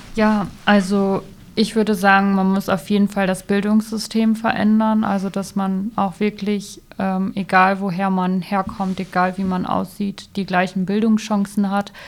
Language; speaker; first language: German; early bilingual, other home language; Malagasy